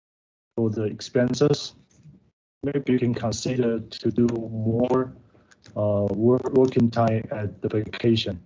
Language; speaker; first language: English; non-native, learner; Chinese